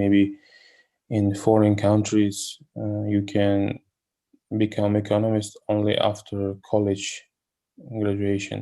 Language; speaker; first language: English; non-native, learner; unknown